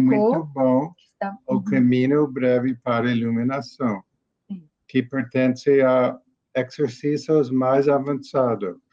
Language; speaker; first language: Portuguese; non-native, learner; English